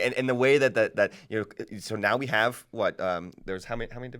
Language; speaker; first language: English; native; English